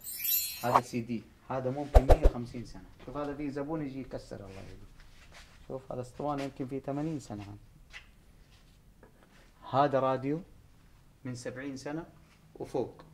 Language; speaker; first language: Arabic; non-native, learner; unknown